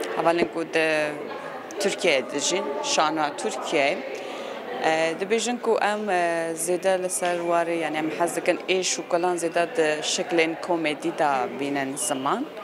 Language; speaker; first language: Kurdish; native; Kurdish